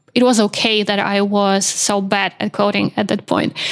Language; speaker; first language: English; non-native, fluent; Belarusian